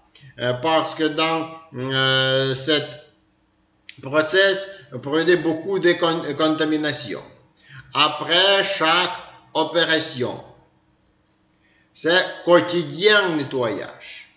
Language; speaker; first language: French; non-native, learner; Ukrainian